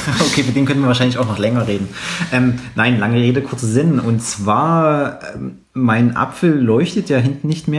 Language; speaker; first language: German; native; German